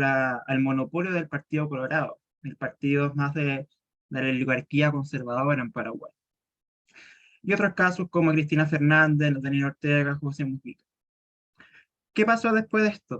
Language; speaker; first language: Spanish; native; Spanish